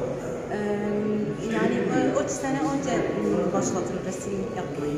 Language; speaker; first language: Turkish; non-native, learner; Arabic